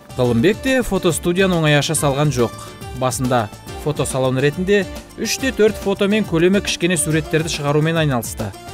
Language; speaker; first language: Kazakh; native; Kazakh